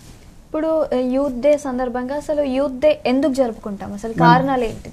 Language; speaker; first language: Telugu; native; Telugu